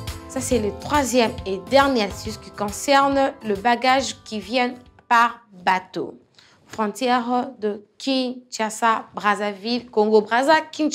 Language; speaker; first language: French; non-native, local second language; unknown